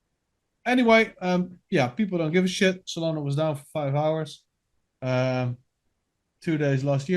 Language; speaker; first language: English; non-native, fluent; Dutch